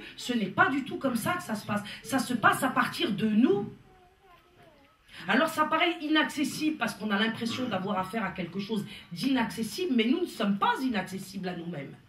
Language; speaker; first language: French; native; French